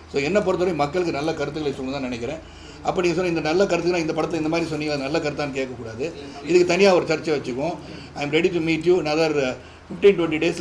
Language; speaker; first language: Tamil; native; Tamil